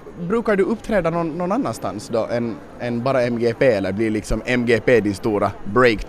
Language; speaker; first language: Swedish; native; Swedish